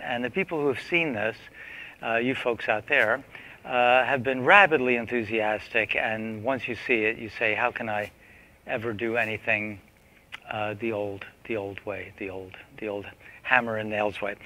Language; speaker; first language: English; native; English